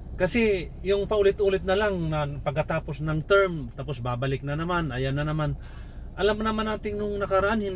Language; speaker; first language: Filipino; non-native, local second language; Cebuano